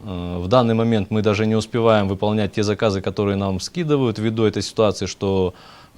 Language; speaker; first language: Russian; native; Russian